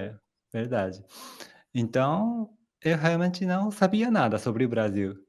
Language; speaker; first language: Portuguese; non-native, fluent; Japanese